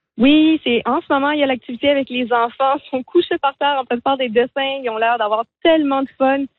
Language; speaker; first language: French; native; French